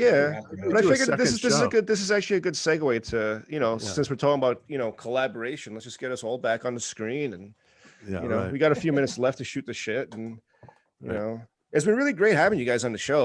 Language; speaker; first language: English; native; English